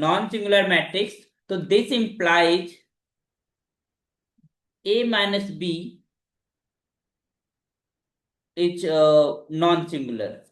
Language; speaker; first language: English; non-native, local second language; Hindi